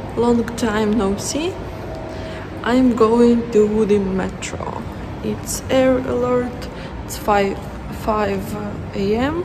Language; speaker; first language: English; non-native, fluent; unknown